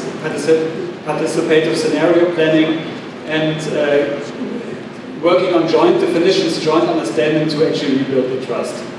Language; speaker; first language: English; non-native, fluent; German